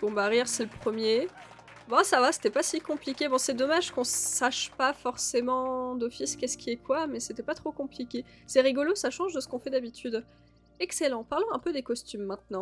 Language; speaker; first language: French; native; French